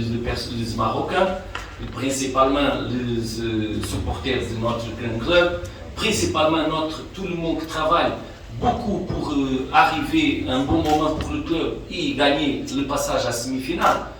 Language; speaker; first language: French; non-native, fluent; Portuguese